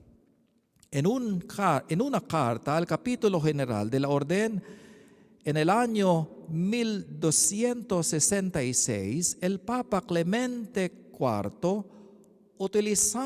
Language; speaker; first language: Spanish; non-native, learner; Filipino